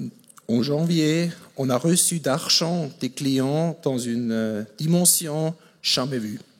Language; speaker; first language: French; non-native, fluent; German